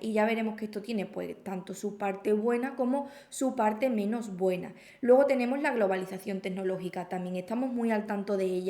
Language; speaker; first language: Spanish; native; Spanish